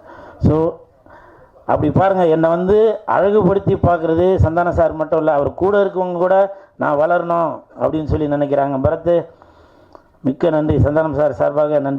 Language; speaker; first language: Tamil; native; Tamil